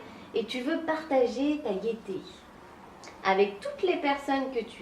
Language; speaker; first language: French; native; French